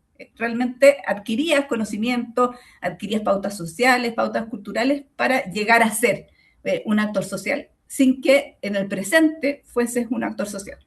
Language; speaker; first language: Spanish; native; Spanish